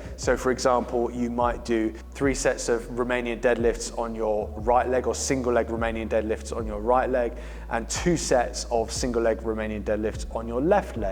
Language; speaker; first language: English; native; English